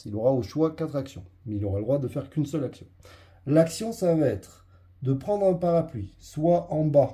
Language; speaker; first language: French; native; French